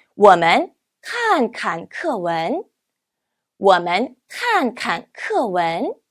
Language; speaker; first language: Chinese; non-native, fluent; Korean